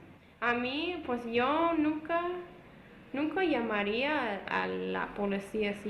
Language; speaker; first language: Spanish; non-native, fluent; English